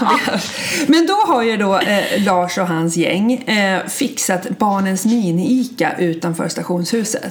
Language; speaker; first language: Swedish; native; Swedish